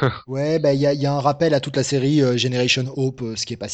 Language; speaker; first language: French; native; French